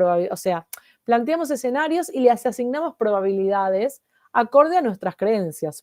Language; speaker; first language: Spanish; native; Spanish